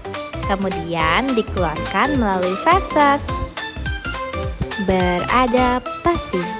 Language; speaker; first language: Indonesian; native; Indonesian